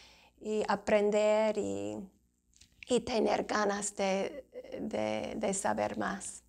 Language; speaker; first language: Spanish; non-native, fluent; English